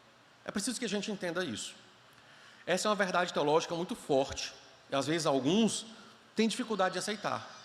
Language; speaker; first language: Portuguese; native; Portuguese